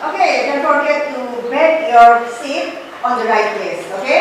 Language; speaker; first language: English; non-native, fluent; Indonesian